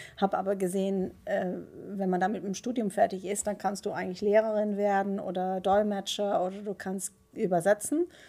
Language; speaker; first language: German; non-native, fluent; Dutch